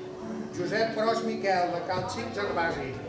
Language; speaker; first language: Catalan; native; Catalan